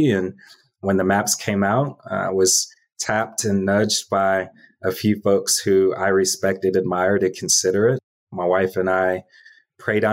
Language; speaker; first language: English; native; English